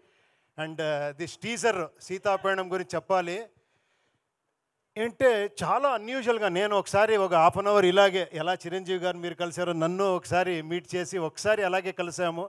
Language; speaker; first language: Telugu; non-native, local second language; Kannada